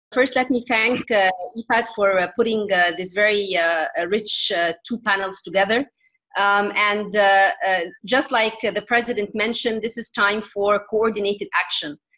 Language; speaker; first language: English; non-native, fluent; Arabic